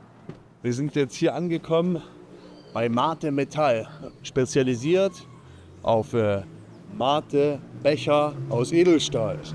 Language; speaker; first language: German; native; German